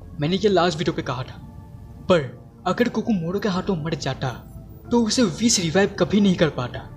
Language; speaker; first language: Hindi; non-native, local second language; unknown